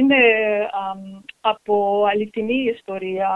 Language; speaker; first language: Greek; early bilingual, heritage; English